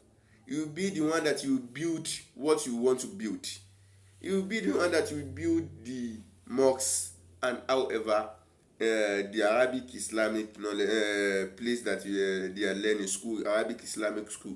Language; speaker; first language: English; non-native, local second language; Yoruba